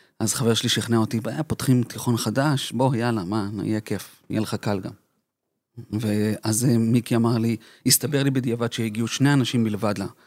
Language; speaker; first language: Hebrew; early bilingual, other home language; Spanish